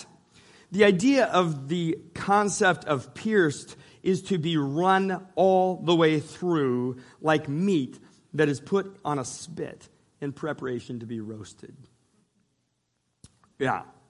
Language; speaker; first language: English; native; English